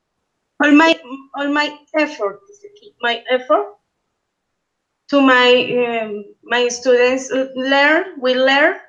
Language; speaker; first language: English; non-native, learner; Spanish